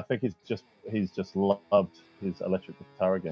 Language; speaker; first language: English; native; English